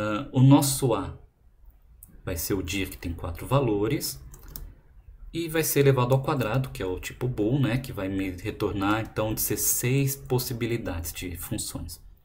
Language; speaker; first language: Portuguese; native; Portuguese